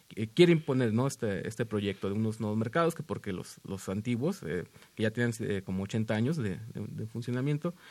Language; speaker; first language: Spanish; native; Spanish